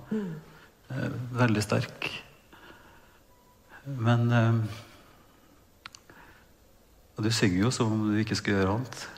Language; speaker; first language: Norwegian; native; Norwegian